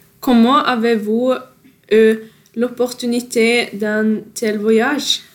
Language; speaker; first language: French; non-native, learner; Norwegian